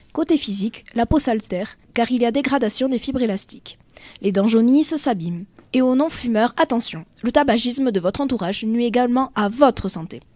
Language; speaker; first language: French; native; French